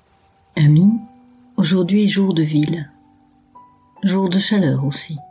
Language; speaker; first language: French; native; French